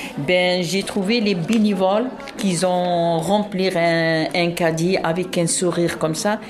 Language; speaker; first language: French; non-native, local second language; Arabic